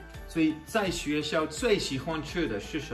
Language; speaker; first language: Chinese; non-native, fluent; Dutch